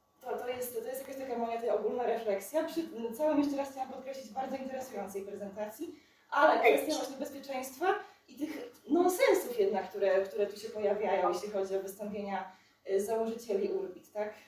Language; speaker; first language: Polish; native; Polish